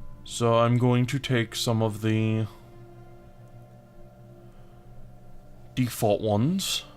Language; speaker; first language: English; native; English